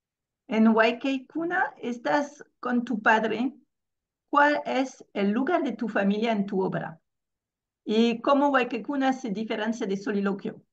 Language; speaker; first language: Spanish; non-native, fluent; French